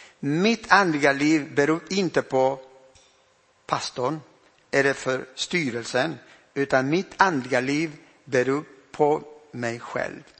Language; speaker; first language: Swedish; non-native, fluent; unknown